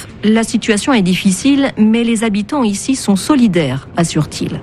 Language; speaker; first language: French; native; French